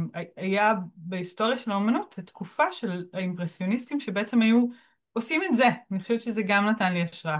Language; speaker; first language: Hebrew; native; Hebrew